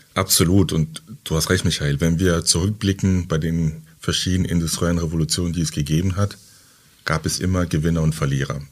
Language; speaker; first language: German; early bilingual, other home language; French